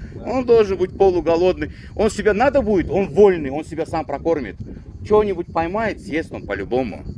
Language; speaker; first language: Russian; native; Russian